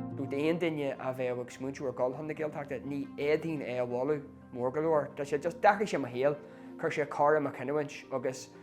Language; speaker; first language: Irish; non-native, local second language; English